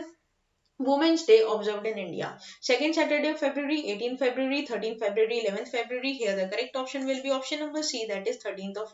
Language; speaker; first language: English; non-native, local second language; Hindi